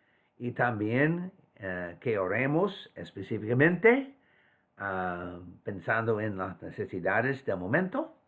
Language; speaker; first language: Spanish; non-native, fluent; English